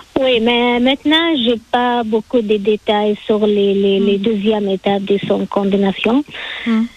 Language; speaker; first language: French; non-native, learner; Arabic